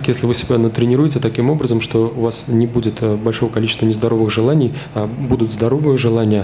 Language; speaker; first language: Russian; native; Russian